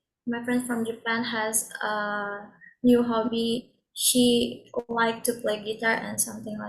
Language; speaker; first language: English; non-native, learner; Indonesian